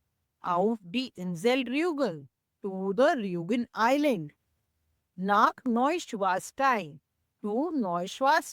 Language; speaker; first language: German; non-native, learner; Hindi